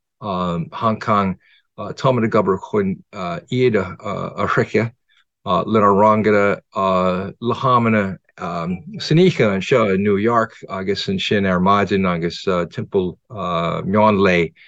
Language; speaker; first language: Irish; non-native, fluent; English